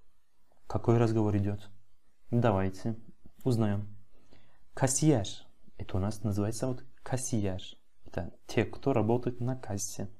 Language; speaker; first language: Russian; non-native, fluent; Turkish